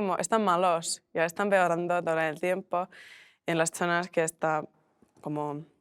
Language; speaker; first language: Spanish; non-native, learner; Finnish